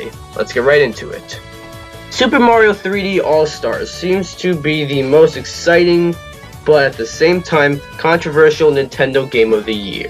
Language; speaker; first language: English; native; English